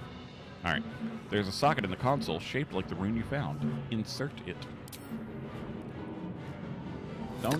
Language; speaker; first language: English; native; English